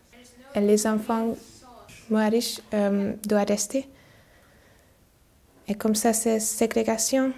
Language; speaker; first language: French; non-native, learner; Hungarian